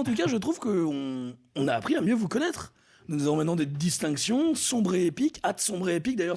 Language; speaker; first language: French; native; French